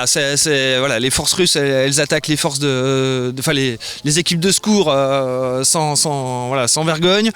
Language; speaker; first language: French; native; French